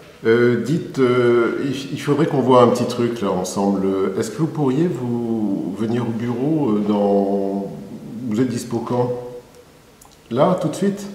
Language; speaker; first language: French; native; French